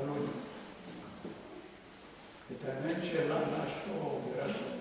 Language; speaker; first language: Basque; non-native, learner; Croatian